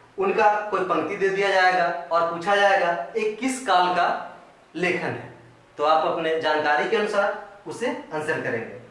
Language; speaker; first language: Hindi; native; Hindi